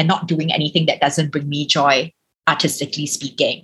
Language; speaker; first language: English; native; English